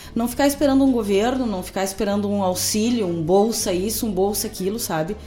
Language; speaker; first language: Portuguese; native; Portuguese